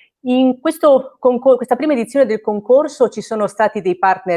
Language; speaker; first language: Italian; native; Italian